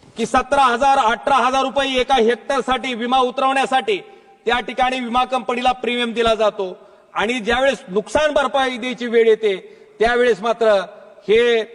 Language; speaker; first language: Marathi; native; Marathi